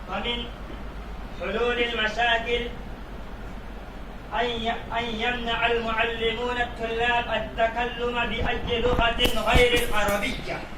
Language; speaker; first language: Arabic; non-native, learner; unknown